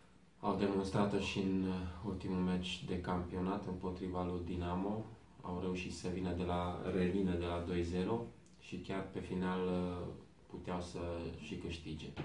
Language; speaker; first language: Romanian; native; Romanian